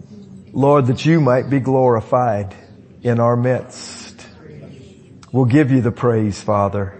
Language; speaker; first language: English; native; English